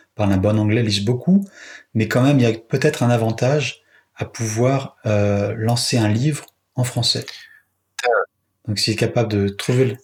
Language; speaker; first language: French; native; French